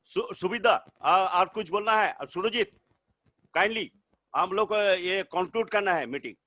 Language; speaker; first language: Hindi; non-native, local second language; Bangla